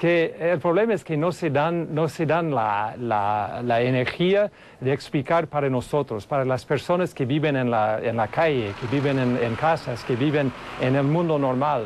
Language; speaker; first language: Spanish; non-native, fluent; English